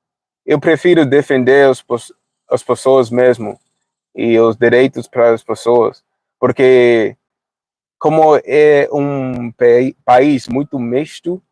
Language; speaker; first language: Portuguese; non-native, fluent; English